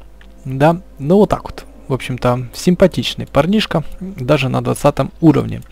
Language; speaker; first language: Russian; native; Russian